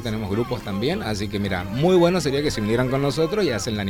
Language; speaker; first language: Spanish; native; Spanish